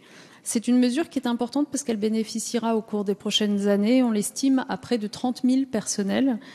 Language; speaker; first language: French; native; French